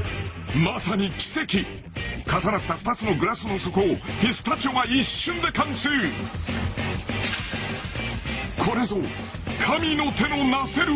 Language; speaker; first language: Japanese; native; Japanese